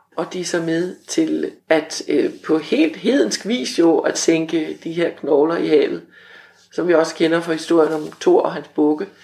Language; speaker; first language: Danish; native; Danish